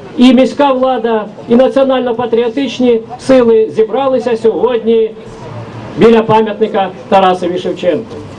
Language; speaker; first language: Ukrainian; native; Ukrainian